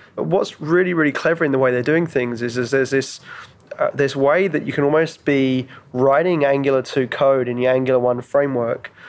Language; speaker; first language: English; native; English